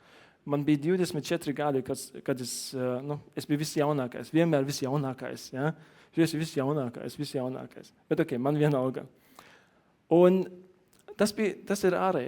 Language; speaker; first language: Latvian; non-native, learner; German